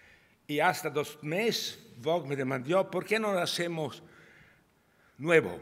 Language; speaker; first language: Spanish; non-native, learner; Italian